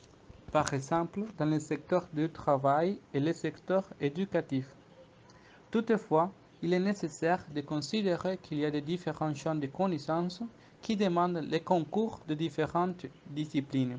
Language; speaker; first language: French; non-native, fluent; Spanish